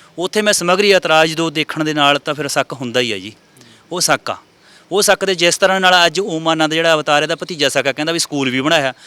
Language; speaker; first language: Punjabi; native; Punjabi